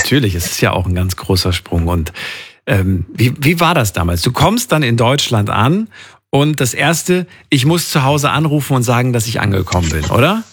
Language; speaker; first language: German; native; German